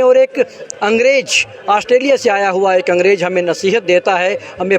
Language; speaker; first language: Hindi; native; Hindi